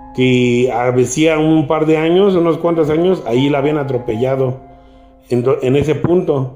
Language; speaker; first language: Spanish; native; Spanish